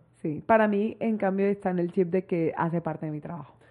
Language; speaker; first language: Spanish; native; Spanish